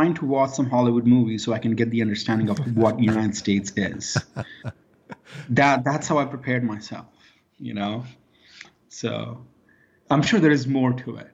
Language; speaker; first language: English; non-native, local second language; Hindi